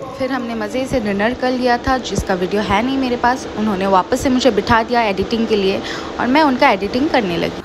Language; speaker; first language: Hindi; non-native, local second language; Bangla